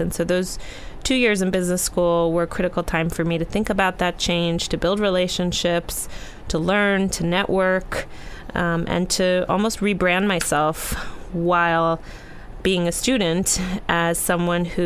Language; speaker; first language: English; native; English